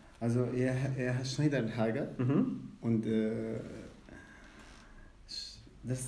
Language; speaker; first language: German; non-native, learner; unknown